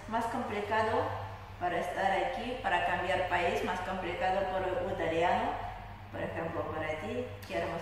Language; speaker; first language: Spanish; non-native, learner; Russian